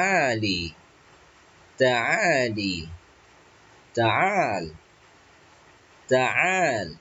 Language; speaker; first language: Arabic; non-native, fluent; Indonesian